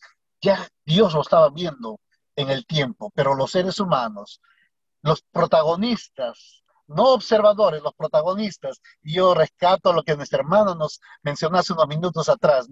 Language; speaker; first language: Spanish; native; Spanish